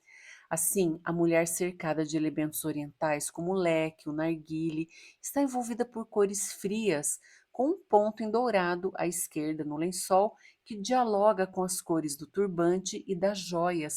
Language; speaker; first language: Portuguese; native; Portuguese